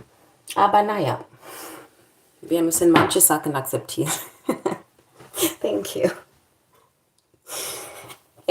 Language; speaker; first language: German; non-native, learner; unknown